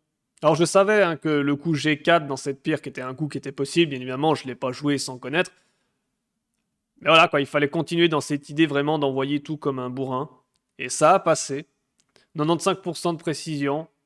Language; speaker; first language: French; native; French